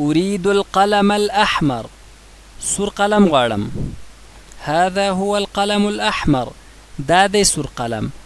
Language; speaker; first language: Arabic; non-native, fluent; Pashto